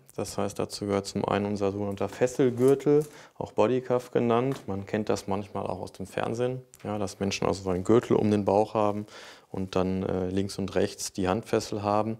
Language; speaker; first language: German; native; German